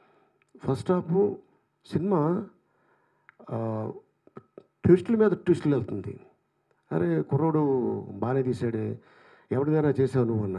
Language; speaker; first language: Telugu; native; Telugu